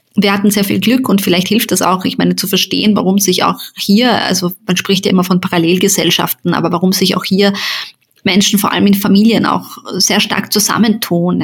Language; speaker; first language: German; early bilingual, other home language; Bosnian